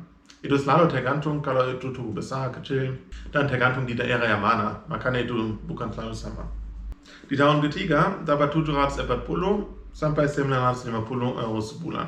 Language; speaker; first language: Indonesian; non-native, fluent; German